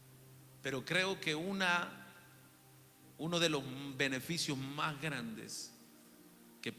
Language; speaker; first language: Spanish; native; Spanish